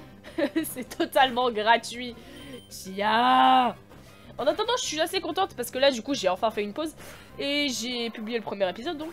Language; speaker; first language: French; native; French